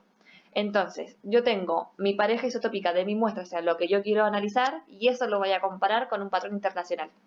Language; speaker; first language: Spanish; native; Spanish